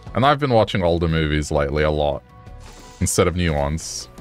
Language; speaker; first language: English; native; English